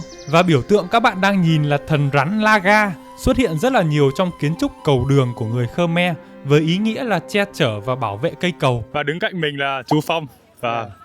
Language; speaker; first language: Vietnamese; native; Vietnamese